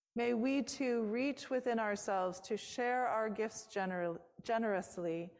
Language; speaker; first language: English; native; English